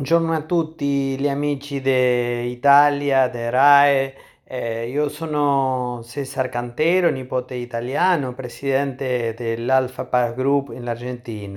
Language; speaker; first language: Italian; non-native, learner; Spanish